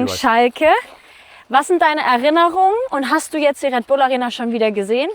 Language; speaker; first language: German; native; German